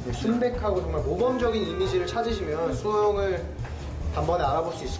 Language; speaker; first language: Korean; native; Korean